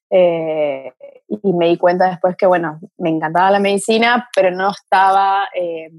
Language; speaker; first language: Spanish; early bilingual, other home language; Portuguese